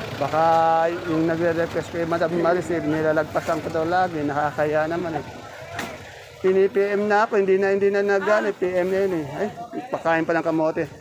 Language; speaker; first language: Filipino; native; Filipino